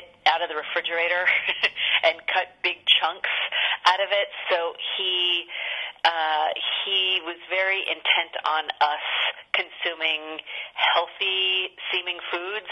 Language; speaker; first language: English; native; English